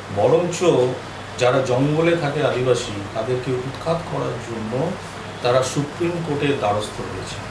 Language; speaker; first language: Bangla; non-native, local second language; Santali